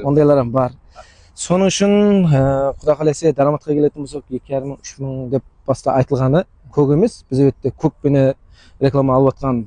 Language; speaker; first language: Uzbek; non-native, local second language; Kara-Kalpak